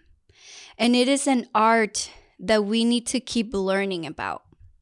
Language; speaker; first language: English; non-native, fluent; Spanish